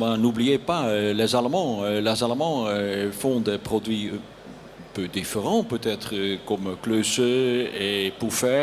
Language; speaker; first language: French; non-native, learner; Dutch